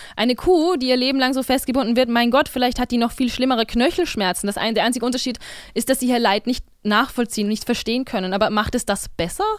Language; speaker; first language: German; native; German